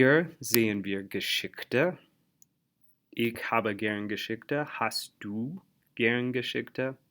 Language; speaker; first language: German; non-native, fluent; English